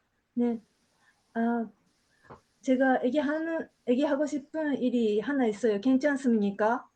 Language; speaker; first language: Korean; non-native, learner; Japanese